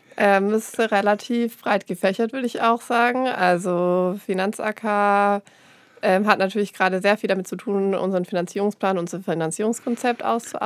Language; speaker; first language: German; native; German